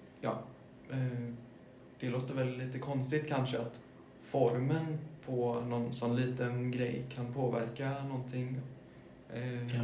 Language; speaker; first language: Swedish; early bilingual, other home language; German